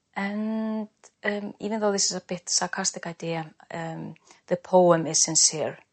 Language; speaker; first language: English; non-native, fluent; Icelandic